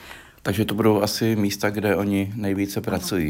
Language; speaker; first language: Czech; native; Czech